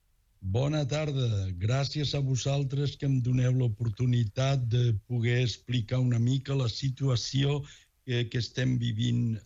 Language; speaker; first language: Catalan; non-native, local second language; Spanish